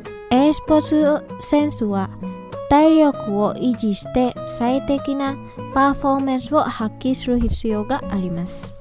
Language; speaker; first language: Japanese; non-native, fluent; Indonesian